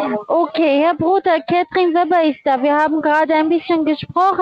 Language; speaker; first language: German; non-native, fluent; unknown